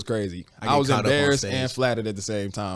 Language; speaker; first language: English; native; English